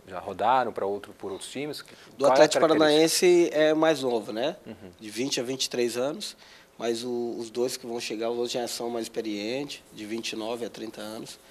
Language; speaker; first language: Portuguese; native; Portuguese